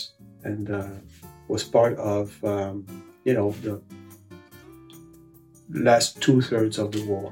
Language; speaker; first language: English; non-native, fluent; French